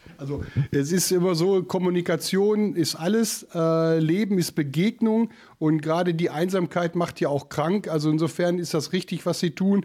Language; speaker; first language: German; native; German